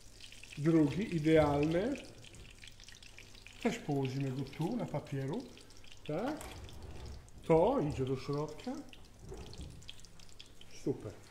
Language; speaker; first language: Polish; non-native, fluent; Italian